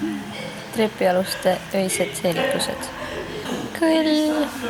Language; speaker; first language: Estonian; native; Estonian